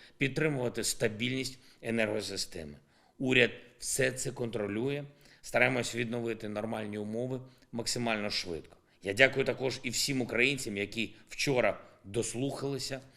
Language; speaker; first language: Ukrainian; non-native, local second language; Russian